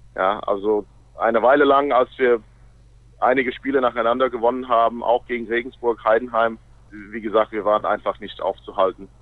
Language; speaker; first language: German; non-native, fluent; English